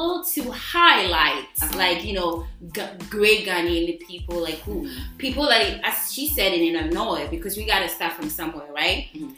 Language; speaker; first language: English; non-native, local second language; Akan